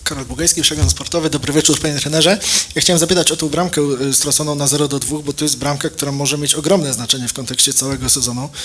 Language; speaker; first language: Polish; native; Polish